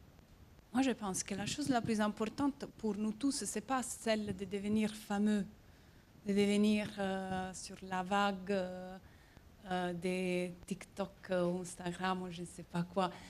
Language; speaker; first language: French; non-native, fluent; Italian